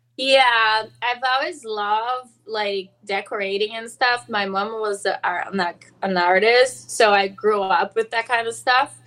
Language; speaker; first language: English; non-native, fluent; Portuguese